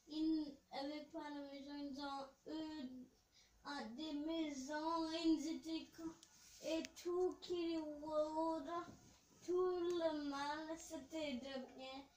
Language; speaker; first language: French; early bilingual, heritage; English